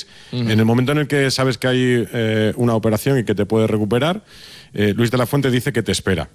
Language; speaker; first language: Spanish; native; Spanish